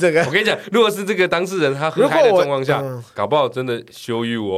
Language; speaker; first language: Chinese; native; Chinese